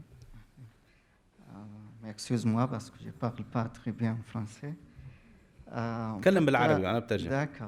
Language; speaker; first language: French; non-native, learner; Arabic